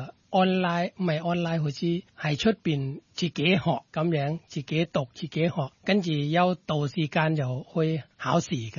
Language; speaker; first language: Cantonese; non-native, fluent; Thai